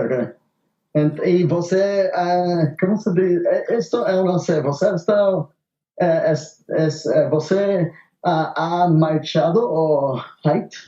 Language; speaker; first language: Portuguese; non-native, learner; Spanish